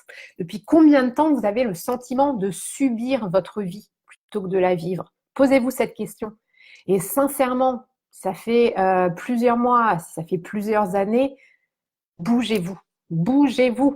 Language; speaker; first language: French; native; French